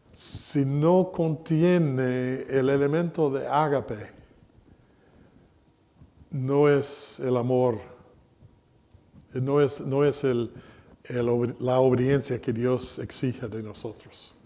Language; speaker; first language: Spanish; non-native, fluent; English